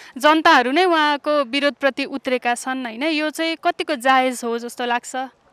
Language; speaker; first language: Nepali; native; Nepali